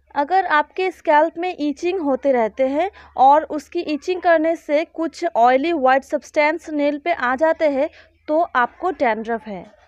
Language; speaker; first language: Hindi; non-native, local second language; Bangla